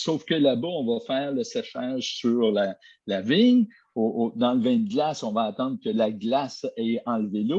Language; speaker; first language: French; native; French